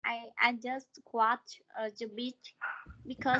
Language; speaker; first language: English; non-native, learner; Vietnamese